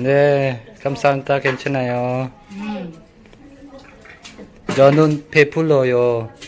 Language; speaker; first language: Korean; non-native, learner; Mizo